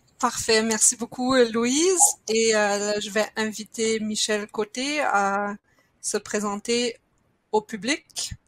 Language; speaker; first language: French; non-native, fluent; German